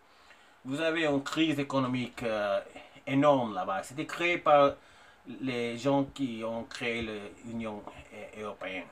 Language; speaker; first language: French; non-native, fluent; English